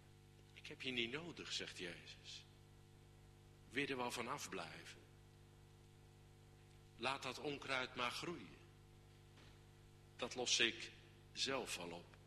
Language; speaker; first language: Dutch; native; Dutch